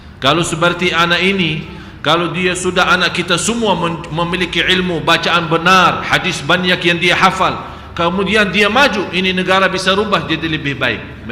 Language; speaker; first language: Malay; non-native, fluent; Arabic